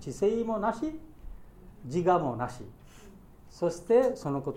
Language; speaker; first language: Japanese; non-native, learner; Bangla